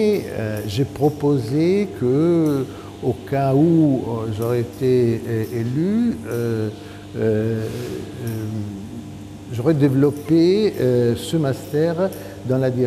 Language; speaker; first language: French; non-native, fluent; Italian